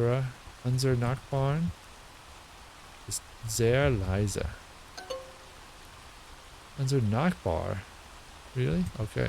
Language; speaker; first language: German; non-native, learner; English